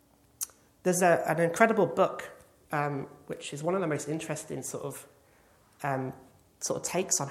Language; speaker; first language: English; native; English